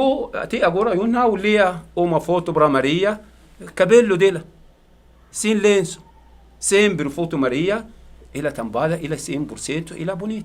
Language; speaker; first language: Portuguese; non-native, learner; Arabic